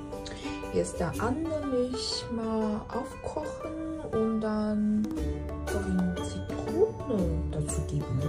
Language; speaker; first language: German; non-native, learner; Chinese